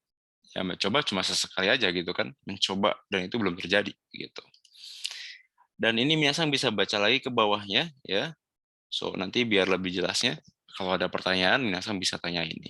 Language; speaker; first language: Indonesian; native; Indonesian